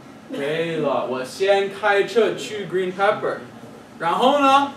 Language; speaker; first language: Chinese; non-native, fluent; English